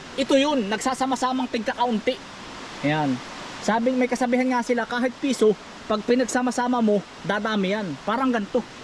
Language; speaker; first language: Filipino; native; Filipino